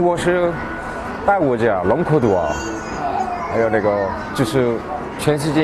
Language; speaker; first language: Chinese; non-native, learner; Korean